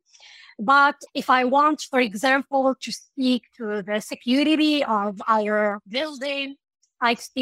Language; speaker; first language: English; non-native, fluent; Arabic